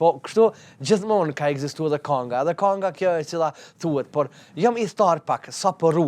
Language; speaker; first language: Albanian; native; Albanian